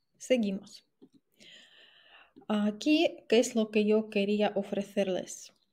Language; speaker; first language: Spanish; non-native, fluent; Russian